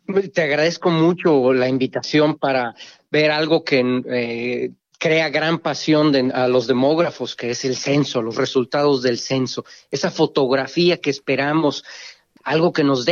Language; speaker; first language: Spanish; native; Spanish